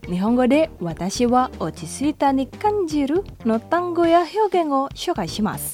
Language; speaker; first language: Japanese; non-native, fluent; Indonesian